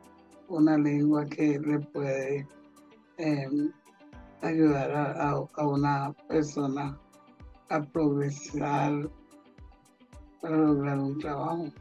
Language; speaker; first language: Spanish; non-native, local second language; Jamaican Creole English